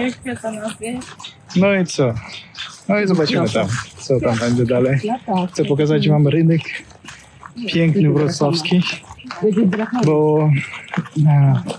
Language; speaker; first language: Polish; non-native, learner; Russian